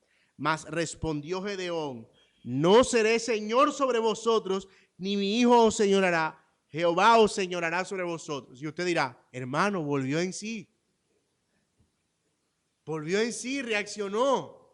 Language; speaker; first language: Spanish; native; Spanish